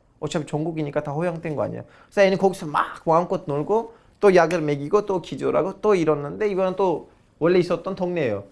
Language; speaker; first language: Korean; non-native, fluent; Turkish